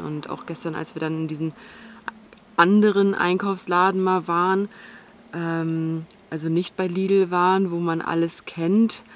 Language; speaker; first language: German; native; German